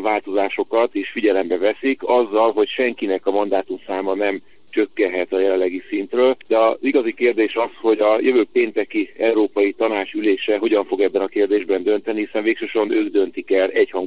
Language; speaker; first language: Hungarian; native; Hungarian